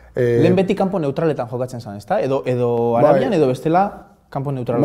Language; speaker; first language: Basque; native; Basque